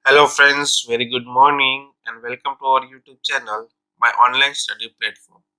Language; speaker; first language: English; non-native, local second language; Gujarati